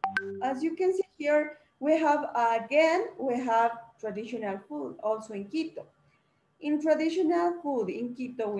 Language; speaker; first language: English; non-native, learner; Spanish